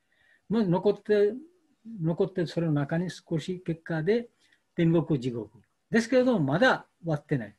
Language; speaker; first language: Japanese; non-native, fluent; Bangla